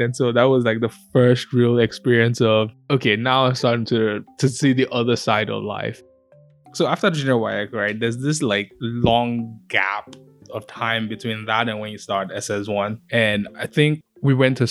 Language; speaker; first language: English; non-native, local second language; Yoruba